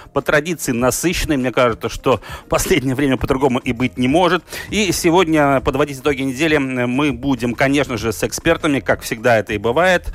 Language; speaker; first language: Russian; native; Russian